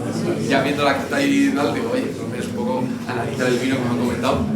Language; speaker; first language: Spanish; native; Spanish